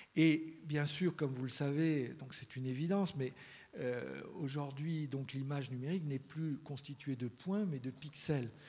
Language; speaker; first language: French; early bilingual, heritage; Spanish